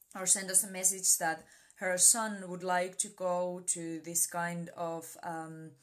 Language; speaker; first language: English; non-native, fluent; Finnish